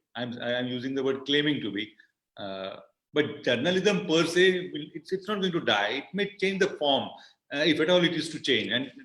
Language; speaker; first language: English; non-native, local second language; Marathi